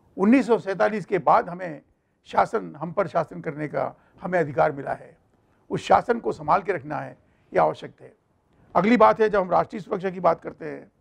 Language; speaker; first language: Hindi; non-native, local second language; Marathi